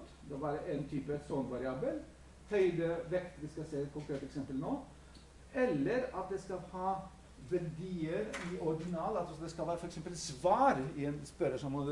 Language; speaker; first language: Norwegian; non-native, fluent; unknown